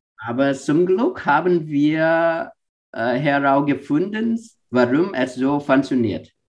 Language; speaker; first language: German; non-native, learner; Vietnamese